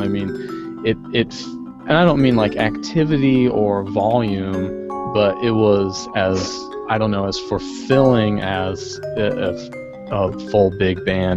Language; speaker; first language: English; native; English